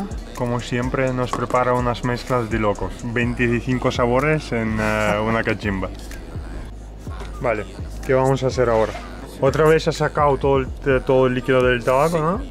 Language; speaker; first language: Spanish; native; Spanish